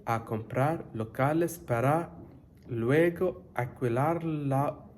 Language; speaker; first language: Spanish; non-native, learner; English